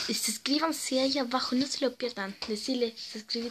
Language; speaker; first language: Spanish; native; Spanish